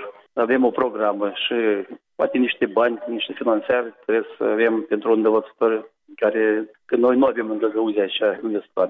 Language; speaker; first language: Romanian; non-native, local second language; Gagauz